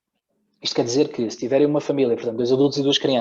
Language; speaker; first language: Portuguese; native; Portuguese